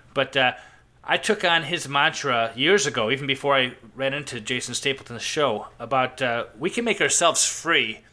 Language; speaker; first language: English; native; English